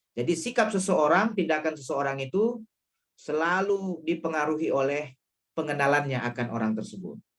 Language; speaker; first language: Indonesian; non-native, local second language; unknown